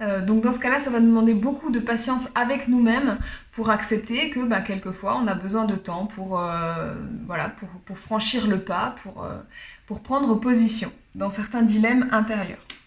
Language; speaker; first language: French; native; French